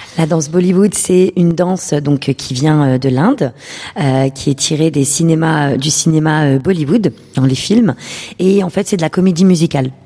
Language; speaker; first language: French; early bilingual, other home language; Urdu